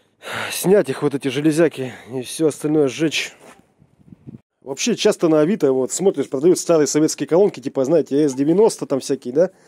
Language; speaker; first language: Russian; native; Russian